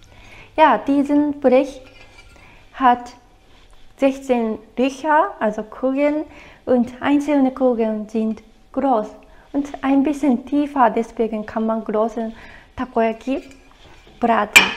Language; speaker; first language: German; non-native, fluent; Japanese